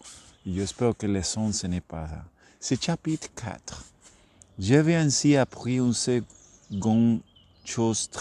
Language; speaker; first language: French; non-native, learner; Spanish